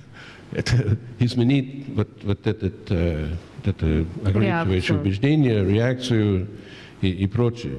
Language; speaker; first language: Russian; non-native, fluent; English